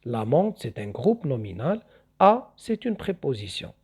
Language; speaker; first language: French; non-native, local second language; Arabic